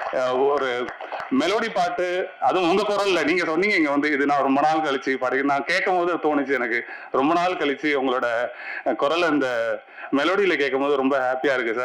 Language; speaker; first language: Tamil; native; Tamil